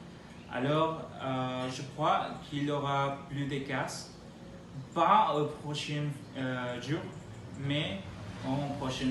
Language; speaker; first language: French; non-native, learner; Spanish